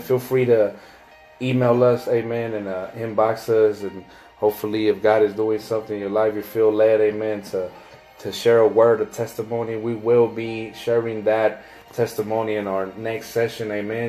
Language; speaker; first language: English; native; English